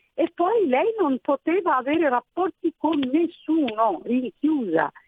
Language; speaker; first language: Italian; non-native, fluent; Arabic